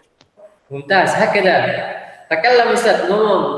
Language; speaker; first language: Arabic; non-native, fluent; Indonesian